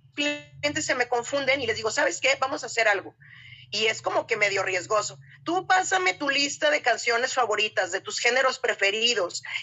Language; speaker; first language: Spanish; native; Spanish